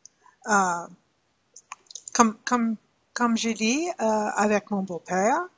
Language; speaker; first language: French; non-native, learner; English